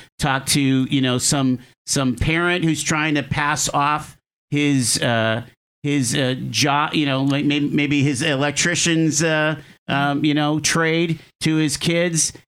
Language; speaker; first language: English; native; English